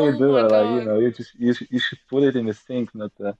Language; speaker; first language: English; non-native, fluent; Polish